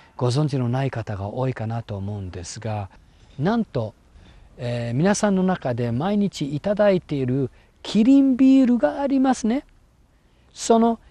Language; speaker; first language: Japanese; non-native, fluent; English